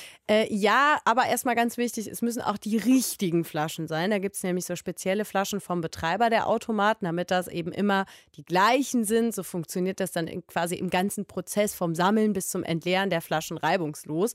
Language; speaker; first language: German; native; German